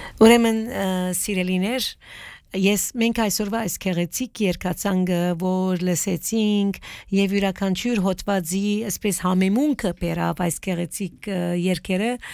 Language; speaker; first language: Armenian; early bilingual, heritage; Armenian